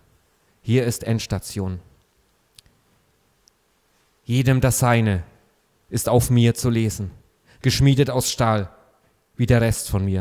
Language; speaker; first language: German; native; German